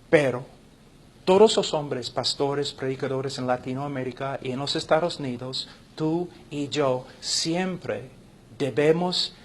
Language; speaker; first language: Spanish; non-native, fluent; English